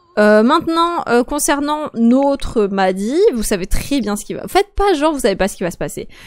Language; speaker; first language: French; native; French